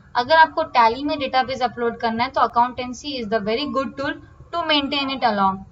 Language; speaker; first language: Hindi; non-native, local second language; Marathi